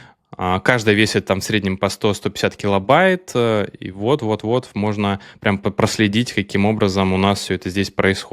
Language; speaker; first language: Russian; native; Russian